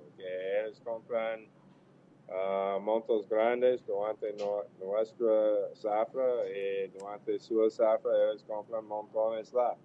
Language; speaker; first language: Portuguese; non-native, fluent; English